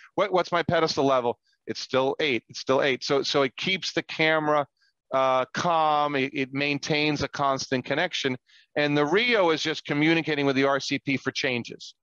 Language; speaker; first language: English; native; English